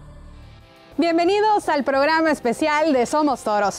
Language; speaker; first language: Spanish; native; Spanish